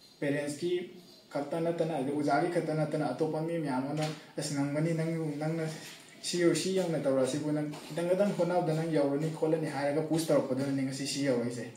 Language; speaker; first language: Manipuri; native; Manipuri